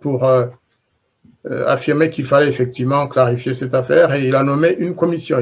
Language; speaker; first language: French; non-native, local second language; Kinyarwanda